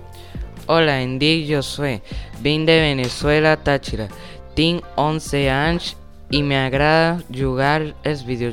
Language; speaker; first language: Catalan; non-native, learner; Spanish